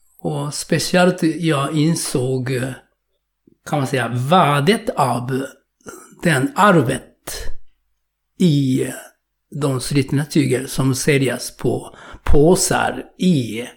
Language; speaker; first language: Swedish; non-native, fluent; Japanese